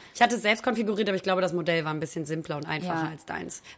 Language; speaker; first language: German; native; German